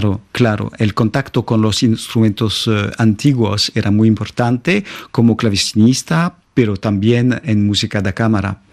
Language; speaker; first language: Spanish; non-native, fluent; French